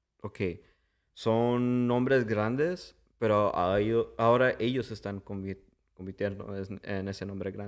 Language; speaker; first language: Spanish; early bilingual, heritage; English